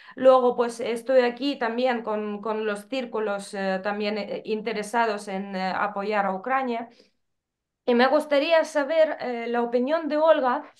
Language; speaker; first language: Spanish; non-native, fluent; Ukrainian